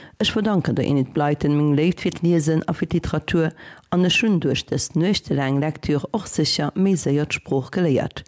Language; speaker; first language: Luxembourgish; early bilingual, other home language; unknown